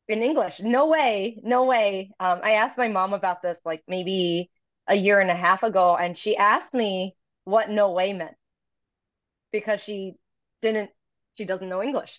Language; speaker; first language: English; early bilingual, other home language; Cantonese